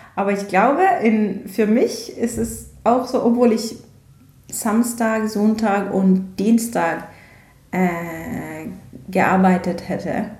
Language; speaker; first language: German; non-native, fluent; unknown